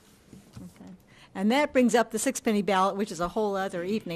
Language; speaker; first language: English; native; English